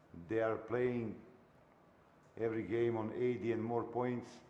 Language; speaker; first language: English; non-native, fluent; Bulgarian